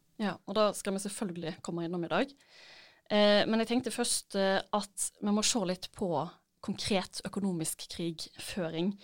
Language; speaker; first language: Norwegian; native; Norwegian